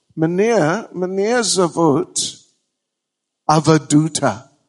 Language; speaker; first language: Russian; non-native, learner; English